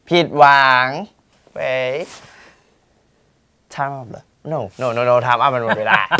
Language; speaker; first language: Thai; native; Thai